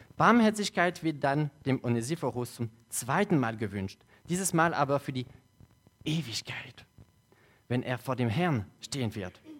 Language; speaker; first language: German; non-native, local second language; French